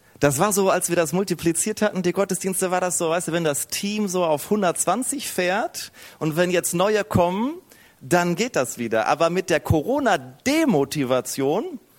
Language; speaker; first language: German; native; German